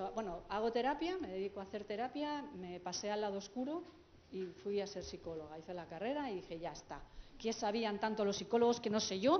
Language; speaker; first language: Spanish; native; Spanish